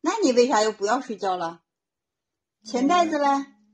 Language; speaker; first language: Chinese; native; Chinese